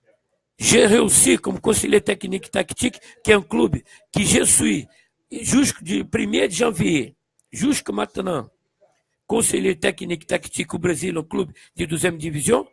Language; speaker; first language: French; non-native, fluent; Portuguese